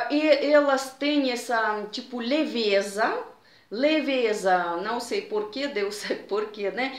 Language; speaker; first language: Portuguese; non-native, fluent; Russian